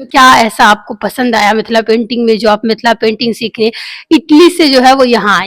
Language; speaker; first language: Hindi; native; Hindi